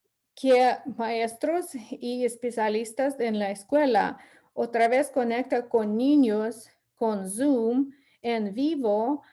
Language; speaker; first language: Spanish; non-native, fluent; English